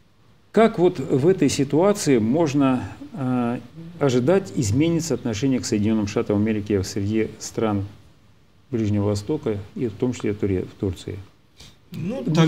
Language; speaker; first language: Russian; native; Russian